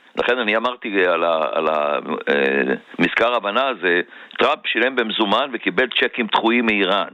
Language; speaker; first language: Hebrew; native; Hebrew